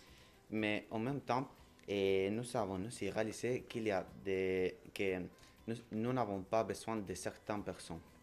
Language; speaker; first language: French; non-native, learner; Spanish